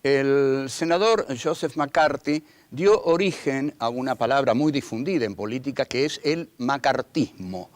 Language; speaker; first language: Spanish; native; Spanish